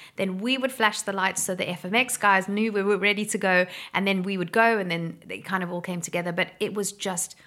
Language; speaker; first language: English; native; English